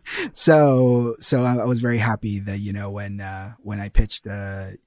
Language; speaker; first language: English; early bilingual, heritage; Spanish